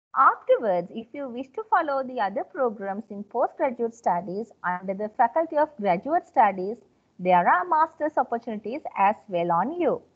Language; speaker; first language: English; non-native, local second language; Sinhala